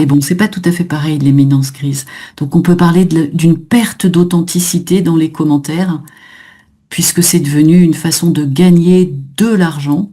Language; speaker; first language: French; native; French